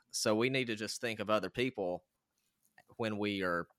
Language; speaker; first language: English; native; English